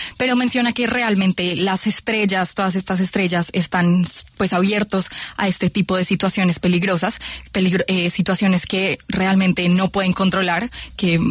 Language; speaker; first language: Spanish; native; Spanish